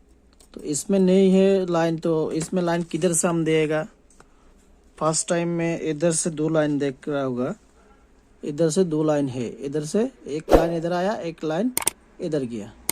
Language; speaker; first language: Hindi; non-native, local second language; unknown